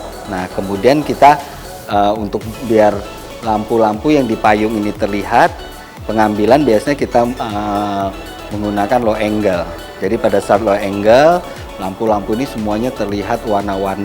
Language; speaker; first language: Indonesian; native; Indonesian